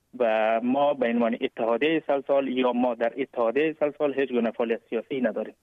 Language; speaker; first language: Persian; native; Persian